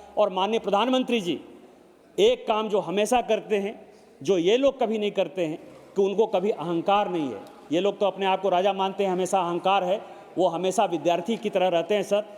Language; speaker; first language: Hindi; native; Hindi